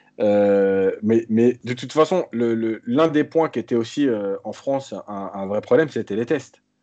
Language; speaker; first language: French; native; French